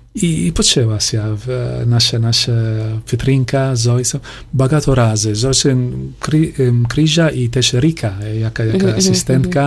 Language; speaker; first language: Polish; non-native, learner; Italian